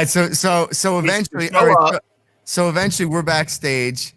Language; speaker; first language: English; native; English